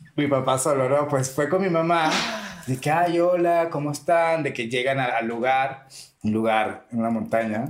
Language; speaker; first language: Spanish; native; Spanish